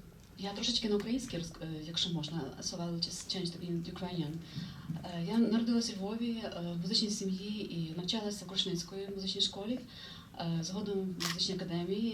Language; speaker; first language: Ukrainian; native; Ukrainian